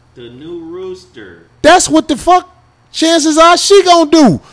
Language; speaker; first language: English; native; English